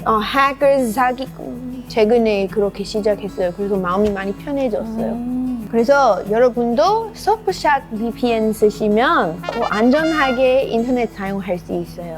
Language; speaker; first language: Korean; non-native, learner; English